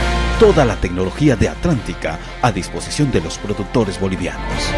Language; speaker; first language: Spanish; native; Spanish